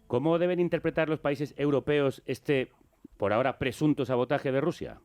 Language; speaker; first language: Spanish; native; Spanish